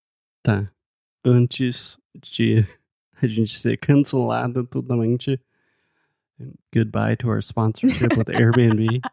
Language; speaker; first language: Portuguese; non-native, fluent; English